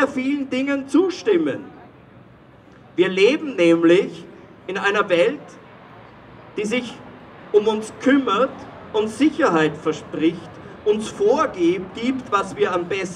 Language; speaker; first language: German; native; German